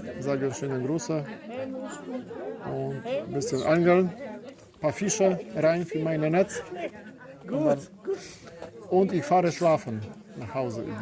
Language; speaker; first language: German; non-native, learner; Polish